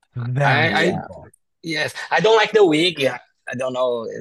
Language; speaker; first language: English; non-native, learner; Portuguese